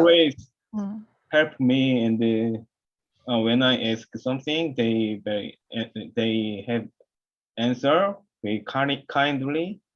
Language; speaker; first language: English; non-native, learner; Korean